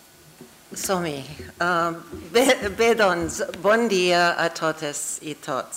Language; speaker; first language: Catalan; non-native, fluent; English